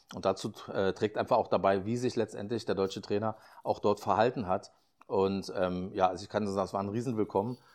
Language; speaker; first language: German; native; German